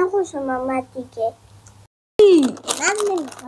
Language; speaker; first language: Persian; non-native, learner; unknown